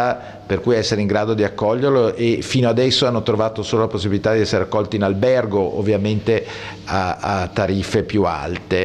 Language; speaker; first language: Italian; native; Italian